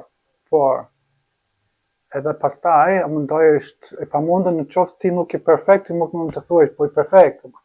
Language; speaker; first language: Albanian; non-native, learner; English